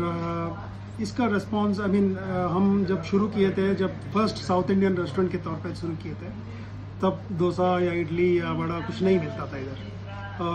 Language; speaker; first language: Hindi; non-native, local second language; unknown